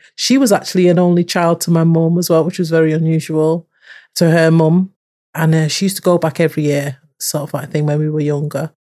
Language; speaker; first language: English; early bilingual, other home language; Yoruba